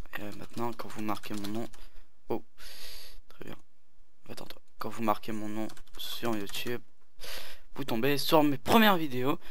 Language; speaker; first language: French; native; French